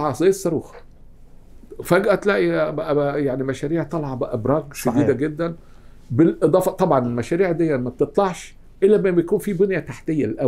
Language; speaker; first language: Arabic; native; Arabic